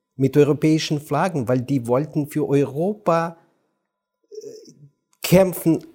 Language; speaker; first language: German; non-native, fluent; Ukrainian